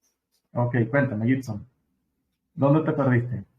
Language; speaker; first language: Spanish; native; Spanish